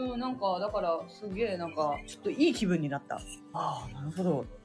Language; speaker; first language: Japanese; native; Japanese